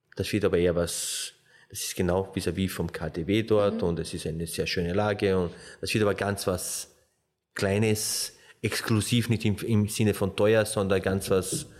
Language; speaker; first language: German; non-native, fluent; Slovenian